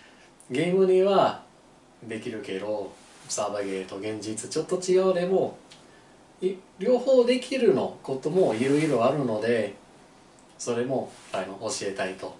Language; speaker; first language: Japanese; non-native, learner; English